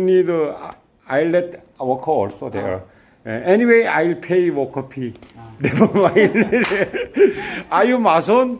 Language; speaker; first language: English; non-native, learner; Korean